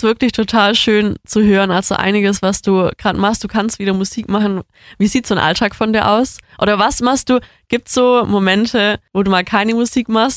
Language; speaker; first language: German; native; German